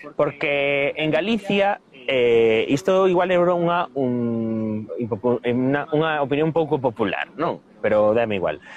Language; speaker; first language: Galician; non-native, local second language; Spanish